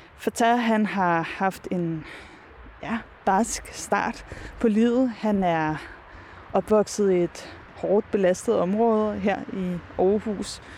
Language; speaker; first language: Danish; native; Danish